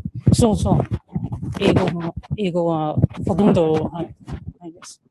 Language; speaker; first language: Japanese; non-native, learner; Chinese